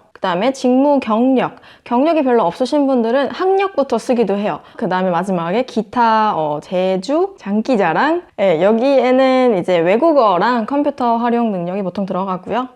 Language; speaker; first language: Korean; native; Korean